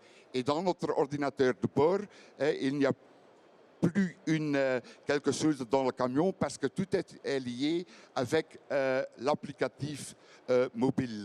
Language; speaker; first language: French; non-native, fluent; Dutch